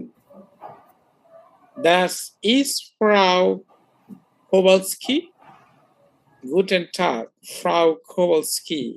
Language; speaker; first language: German; non-native, learner; Bangla